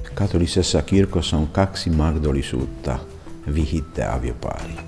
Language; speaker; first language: Finnish; non-native, fluent; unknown